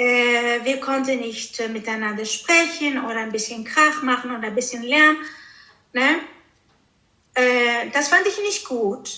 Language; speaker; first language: German; non-native, fluent; Greek